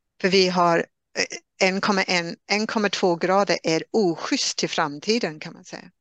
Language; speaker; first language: Swedish; non-native, fluent; English